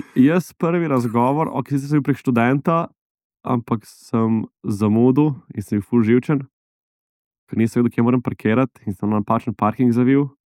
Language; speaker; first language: Slovenian; native; Slovenian